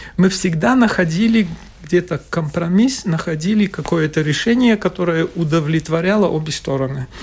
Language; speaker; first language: Russian; non-native, local second language; Latvian